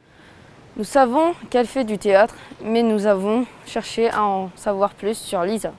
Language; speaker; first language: French; native; French